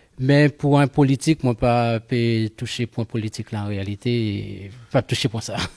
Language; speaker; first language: Haitian Creole; non-native, fluent; Spanish